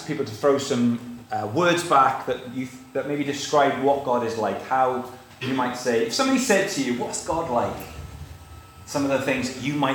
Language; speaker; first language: English; native; English